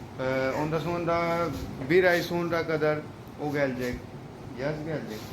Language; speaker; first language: Turkish; non-native, learner; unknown